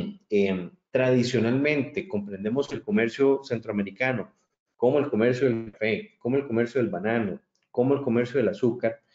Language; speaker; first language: Spanish; native; Spanish